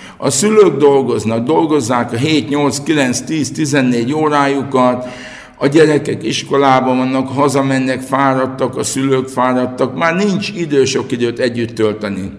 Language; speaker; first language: Hungarian; native; Hungarian